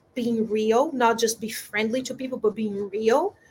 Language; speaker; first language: English; non-native, fluent; Portuguese